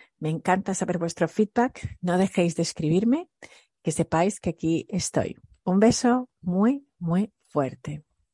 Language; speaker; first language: Spanish; early bilingual, other home language; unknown